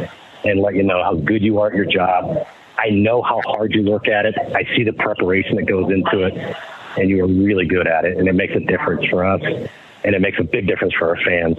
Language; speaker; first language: English; native; English